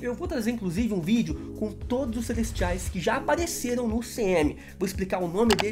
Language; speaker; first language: Portuguese; native; Portuguese